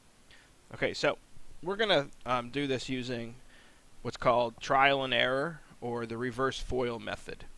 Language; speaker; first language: English; native; English